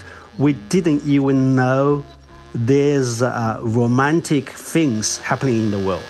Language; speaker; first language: English; non-native, fluent; Chinese